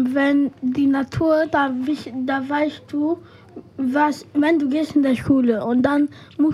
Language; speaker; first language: German; non-native, learner; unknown